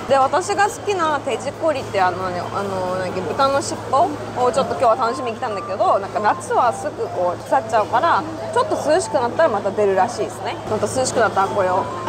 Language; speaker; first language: Japanese; native; Japanese